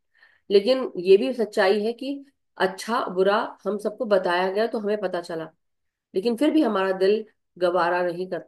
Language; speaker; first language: Hindi; native; Hindi